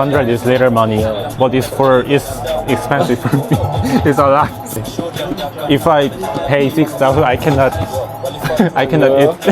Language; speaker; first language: English; non-native, learner; Korean